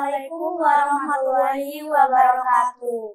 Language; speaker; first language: Indonesian; native; Indonesian